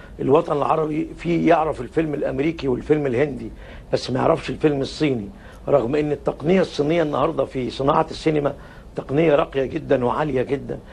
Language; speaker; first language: Arabic; native; Arabic